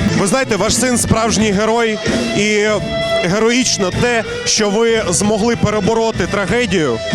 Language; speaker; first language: Ukrainian; native; Ukrainian